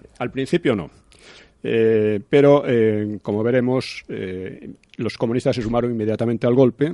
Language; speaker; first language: Spanish; native; Spanish